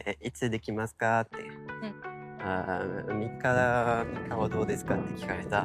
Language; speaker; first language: Japanese; non-native, fluent; English